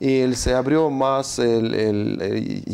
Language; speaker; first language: Spanish; non-native, fluent; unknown